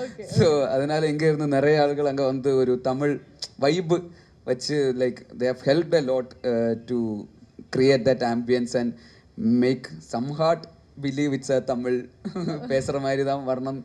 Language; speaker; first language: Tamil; non-native, learner; Malayalam